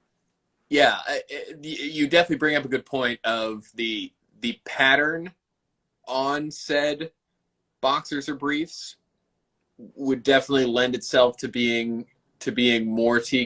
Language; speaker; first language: English; native; English